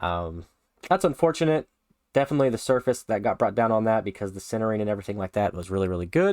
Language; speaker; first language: English; native; English